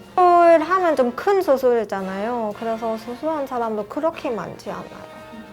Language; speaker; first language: Korean; non-native, fluent; Thai